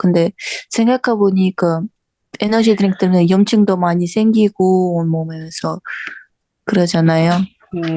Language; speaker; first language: Korean; non-native, fluent; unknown